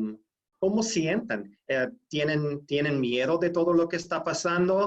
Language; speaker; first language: Spanish; non-native, fluent; English